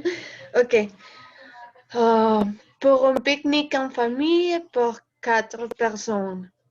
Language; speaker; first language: French; non-native, learner; Spanish